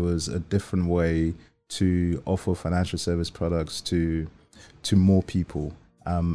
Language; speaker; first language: English; non-native, local second language; Yoruba